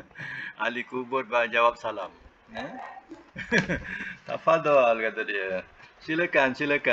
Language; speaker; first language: Malay; native; Malay